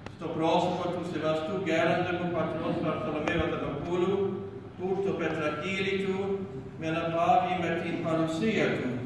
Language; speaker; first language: Greek; non-native, fluent; English